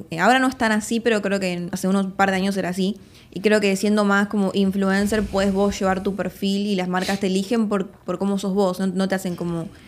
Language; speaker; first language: Spanish; native; Spanish